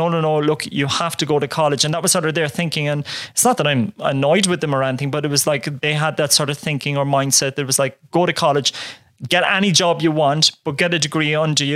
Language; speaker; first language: English; native; English